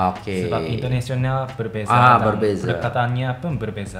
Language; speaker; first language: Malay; non-native, fluent; Japanese